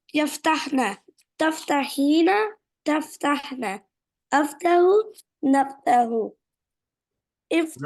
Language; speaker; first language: Arabic; non-native, learner; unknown